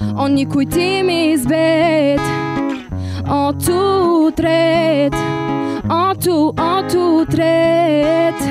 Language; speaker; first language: Albanian; native; Albanian